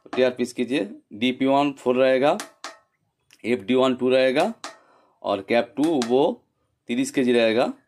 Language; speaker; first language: Hindi; non-native, local second language; Bangla